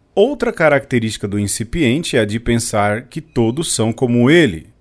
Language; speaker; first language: Portuguese; native; Portuguese